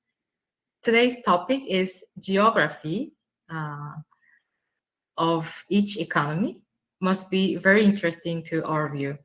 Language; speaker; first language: English; non-native, fluent; Korean